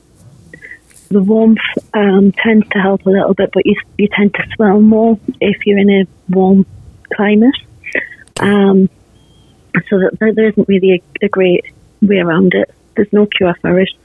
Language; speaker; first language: English; native; English